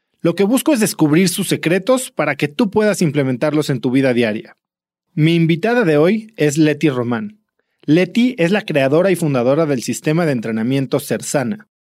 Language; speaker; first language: Spanish; native; Spanish